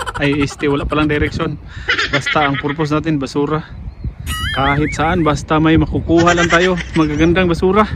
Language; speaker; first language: Filipino; non-native, local second language; Cebuano